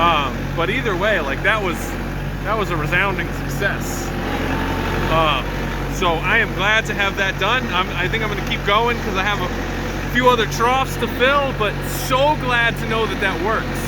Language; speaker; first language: English; native; English